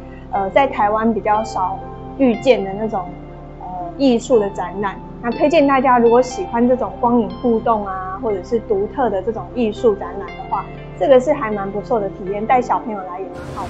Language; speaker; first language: Chinese; native; Chinese